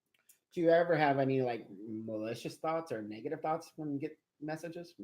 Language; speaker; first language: English; native; English